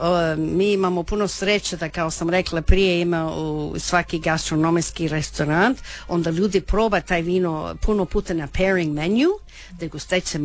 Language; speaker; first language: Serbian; early bilingual, heritage; Croatian